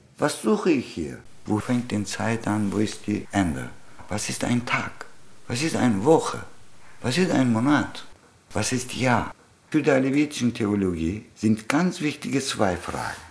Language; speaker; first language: German; non-native, fluent; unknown